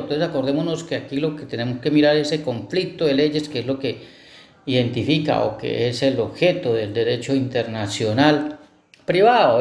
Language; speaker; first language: Spanish; native; Spanish